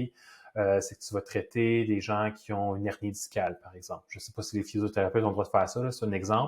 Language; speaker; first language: French; native; French